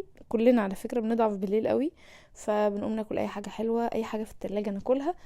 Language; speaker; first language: Arabic; native; Arabic